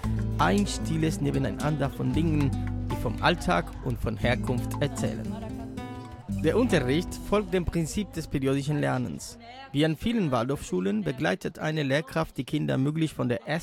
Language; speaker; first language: German; native; German